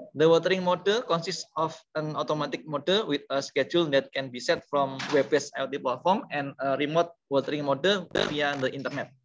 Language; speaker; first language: English; non-native, learner; Indonesian